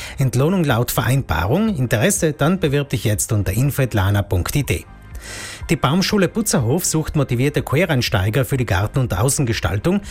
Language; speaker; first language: German; native; German